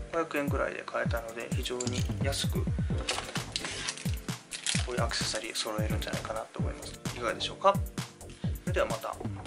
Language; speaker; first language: Japanese; native; Japanese